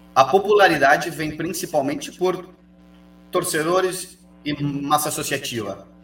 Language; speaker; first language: Portuguese; native; Portuguese